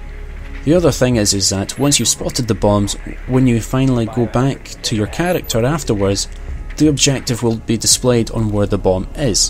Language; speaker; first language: English; native; English